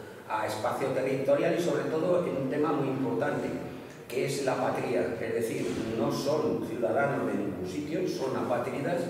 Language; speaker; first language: Spanish; native; Spanish